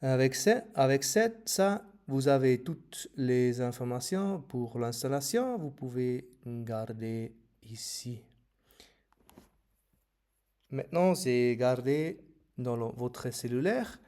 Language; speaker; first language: French; non-native, fluent; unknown